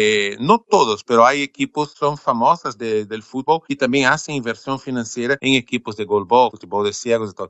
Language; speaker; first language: Spanish; non-native, fluent; Portuguese